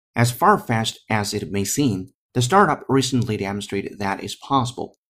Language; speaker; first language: English; non-native, fluent; Chinese